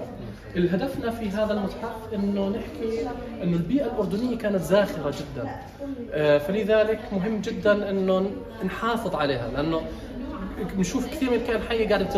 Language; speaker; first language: Arabic; native; Arabic